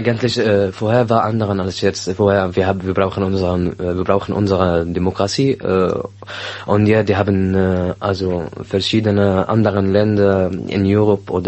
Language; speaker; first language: German; non-native, learner; Arabic